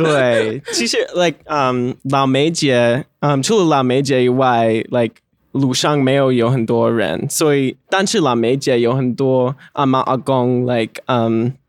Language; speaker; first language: Chinese; non-native, learner; English